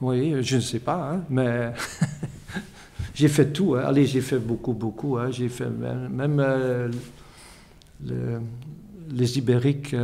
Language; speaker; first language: French; non-native, fluent; Dutch